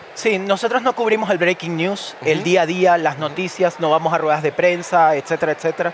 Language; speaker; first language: Spanish; native; Spanish